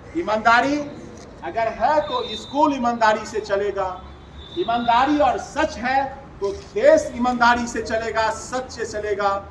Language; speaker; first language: Hindi; native; Hindi